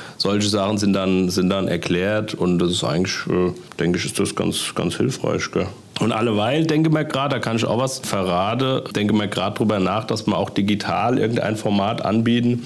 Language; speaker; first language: German; native; German